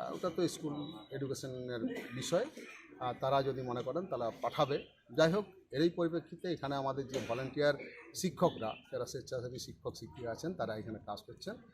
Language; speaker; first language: Bangla; non-native, local second language; Santali